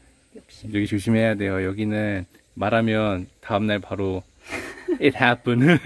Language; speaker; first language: Korean; native; Korean